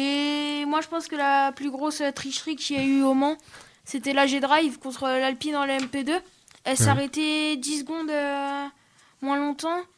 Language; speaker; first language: French; native; French